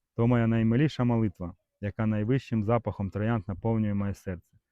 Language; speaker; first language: Ukrainian; native; Ukrainian